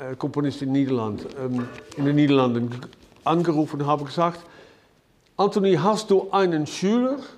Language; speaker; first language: German; non-native, fluent; Dutch